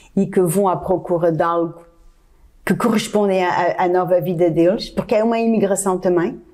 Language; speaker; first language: Portuguese; non-native, fluent; French